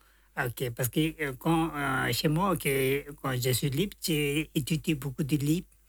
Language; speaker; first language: French; non-native, learner; Tibetan